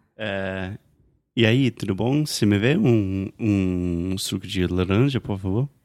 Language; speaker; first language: Portuguese; non-native, fluent; English